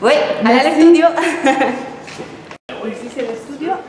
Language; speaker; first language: French; non-native, fluent; Spanish